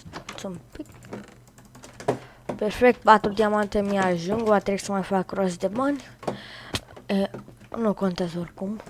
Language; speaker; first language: Romanian; native; Romanian